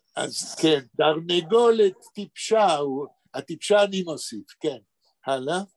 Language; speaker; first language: Hebrew; non-native, fluent; Spanish